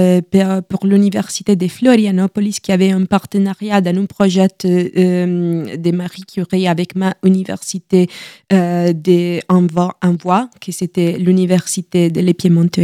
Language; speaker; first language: French; non-native, learner; Italian